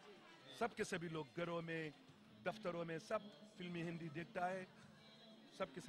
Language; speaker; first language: Hindi; non-native, learner; Wolof